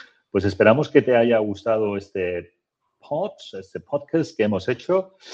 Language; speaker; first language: Spanish; native; Spanish